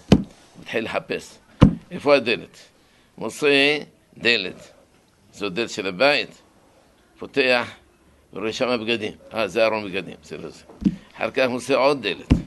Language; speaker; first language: Hebrew; non-native, fluent; Arabic